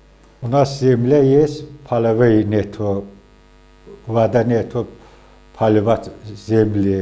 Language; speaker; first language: Russian; non-native, learner; Azerbaijani